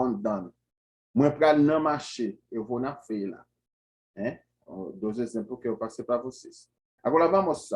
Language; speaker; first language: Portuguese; non-native, fluent; Haitian Creole